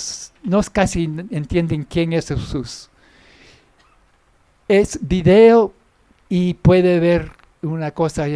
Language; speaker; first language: Spanish; non-native, fluent; English